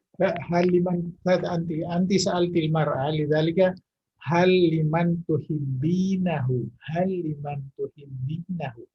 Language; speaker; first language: Arabic; non-native, fluent; Indonesian